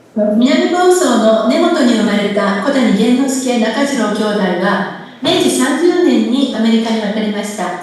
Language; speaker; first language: Japanese; native; Japanese